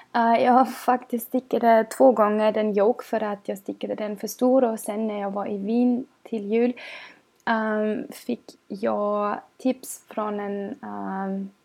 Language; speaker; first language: Swedish; non-native, fluent; German